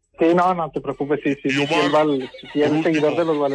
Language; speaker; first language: Spanish; native; Spanish